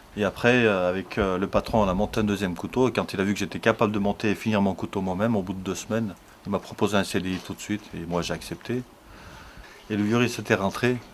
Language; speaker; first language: French; early bilingual, other home language; Turkish